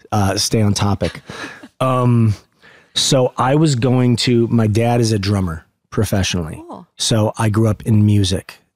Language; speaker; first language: English; native; English